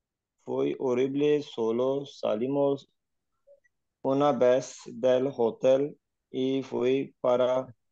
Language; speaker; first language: Spanish; non-native, learner; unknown